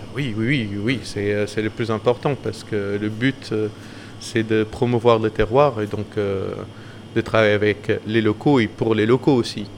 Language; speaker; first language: French; non-native, fluent; Portuguese